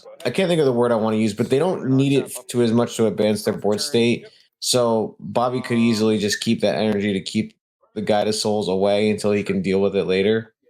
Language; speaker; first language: English; native; English